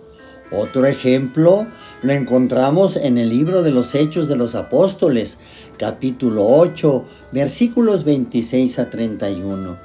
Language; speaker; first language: Spanish; native; Spanish